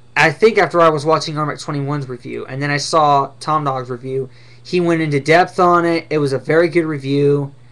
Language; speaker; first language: English; native; English